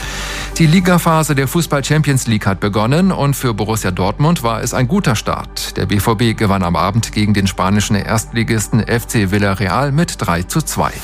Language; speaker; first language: German; native; German